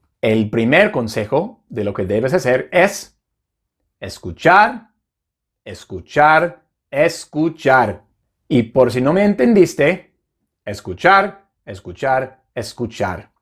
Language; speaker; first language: Spanish; non-native, fluent; English